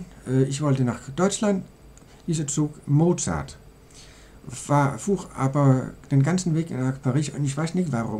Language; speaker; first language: German; non-native, learner; Danish